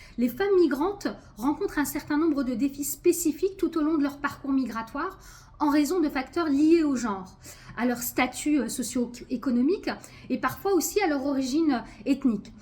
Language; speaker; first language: French; early bilingual, other home language; Arabic